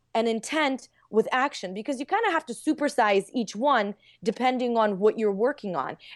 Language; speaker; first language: English; non-native, fluent; Russian